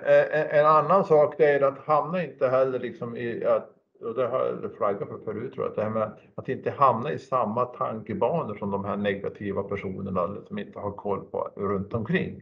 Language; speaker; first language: Swedish; native; Swedish